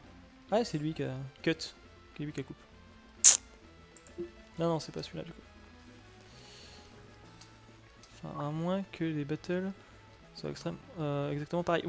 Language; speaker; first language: French; native; French